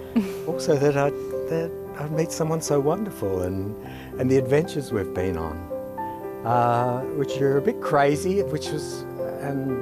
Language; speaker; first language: English; native; English